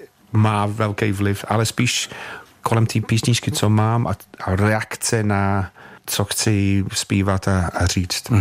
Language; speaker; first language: Czech; non-native, fluent; English